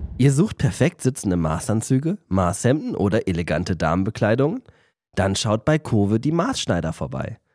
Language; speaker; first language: German; native; German